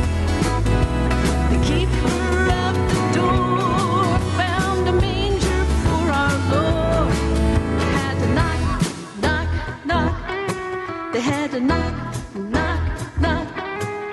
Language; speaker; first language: English; native; English